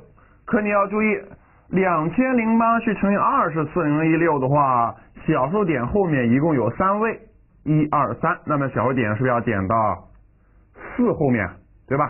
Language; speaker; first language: Chinese; native; Chinese